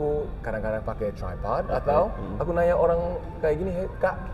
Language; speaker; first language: Indonesian; early bilingual, heritage; English